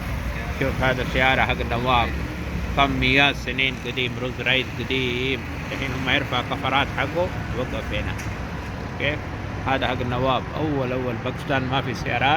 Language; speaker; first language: Arabic; non-native, learner; Urdu